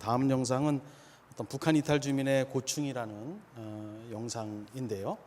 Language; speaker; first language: Korean; native; Korean